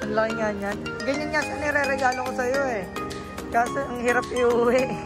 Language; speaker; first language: Filipino; native; Filipino